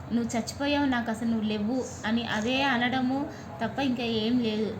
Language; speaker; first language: Telugu; native; Telugu